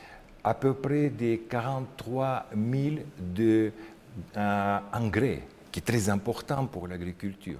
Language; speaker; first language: French; non-native, learner; Russian